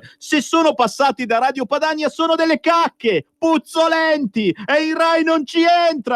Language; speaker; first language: Italian; native; Italian